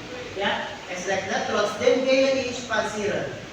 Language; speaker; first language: German; non-native, fluent; Indonesian